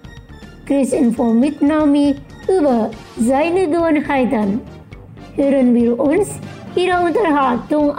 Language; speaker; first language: German; non-native, local second language; Indonesian